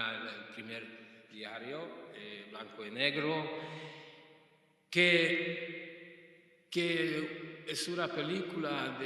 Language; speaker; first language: Spanish; non-native, fluent; Hungarian